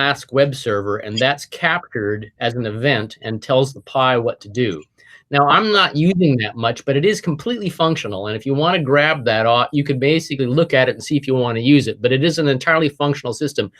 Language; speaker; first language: English; native; English